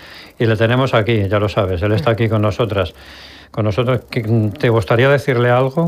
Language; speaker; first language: Spanish; native; Spanish